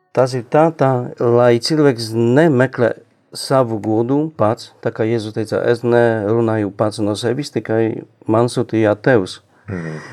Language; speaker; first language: Latvian; non-native, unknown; Polish